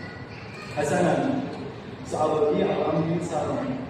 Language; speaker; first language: Arabic; non-native, learner; Indonesian